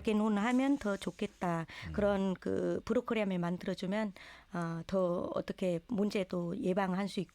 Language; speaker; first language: Korean; non-native, learner; Vietnamese